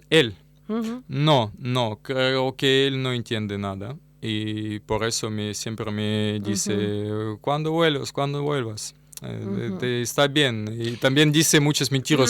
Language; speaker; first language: Spanish; non-native, learner; Russian